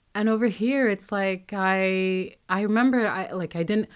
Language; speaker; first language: English; non-native, fluent; Arabic